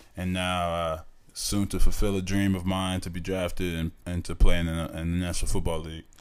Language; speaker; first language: English; native; English